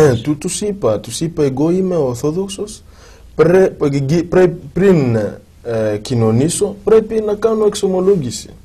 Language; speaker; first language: Greek; non-native, fluent; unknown